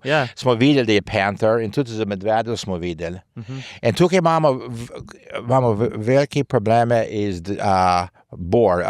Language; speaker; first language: Slovenian; early bilingual, heritage; Slovenian